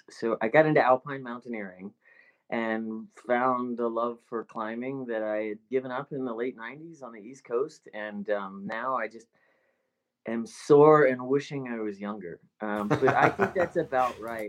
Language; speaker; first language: English; native; English